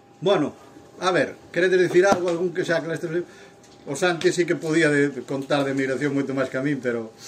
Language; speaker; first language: Galician; native; Galician